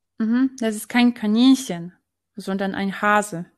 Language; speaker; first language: German; non-native, fluent; Polish